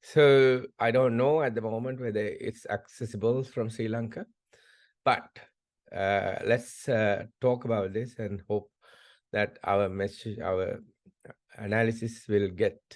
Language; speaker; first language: English; non-native, local second language; Sinhala